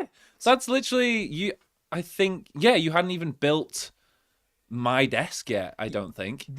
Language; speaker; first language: English; native; English